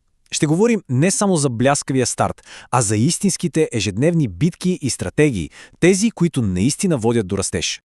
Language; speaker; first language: Bulgarian; native; Bulgarian